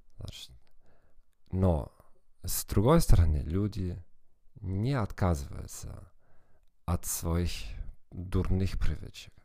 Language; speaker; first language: Russian; non-native, fluent; German